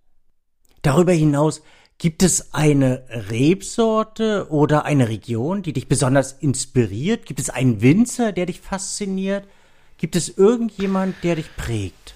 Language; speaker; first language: German; native; German